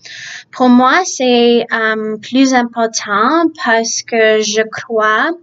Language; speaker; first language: French; early bilingual, other home language; Czech